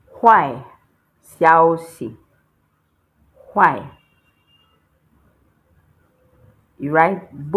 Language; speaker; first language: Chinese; non-native, fluent; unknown